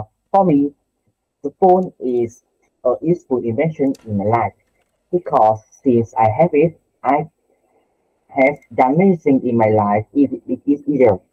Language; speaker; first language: English; non-native, learner; Vietnamese